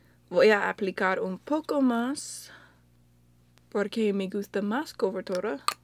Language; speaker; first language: Spanish; non-native, learner; English